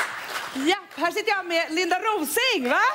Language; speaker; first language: Swedish; native; Swedish